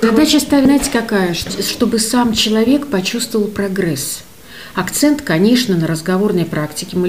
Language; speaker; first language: Russian; native; Russian